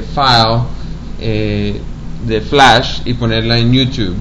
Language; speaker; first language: Spanish; early bilingual, heritage; Spanish